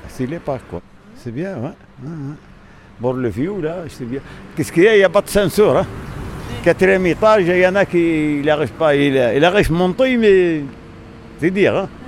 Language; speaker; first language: French; non-native, local second language; Arabic